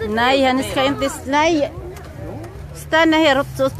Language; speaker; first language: Swedish; non-native, learner; Filipino